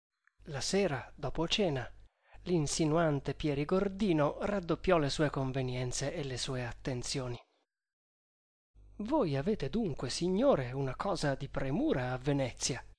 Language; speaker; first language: Italian; native; Italian